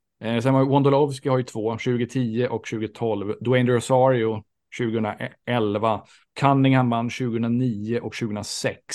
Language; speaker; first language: Swedish; native; Swedish